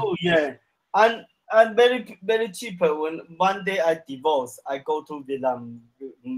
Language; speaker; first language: English; non-native, learner; Chinese